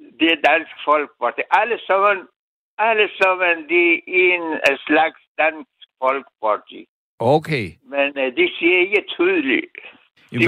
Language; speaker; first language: Danish; non-native, learner; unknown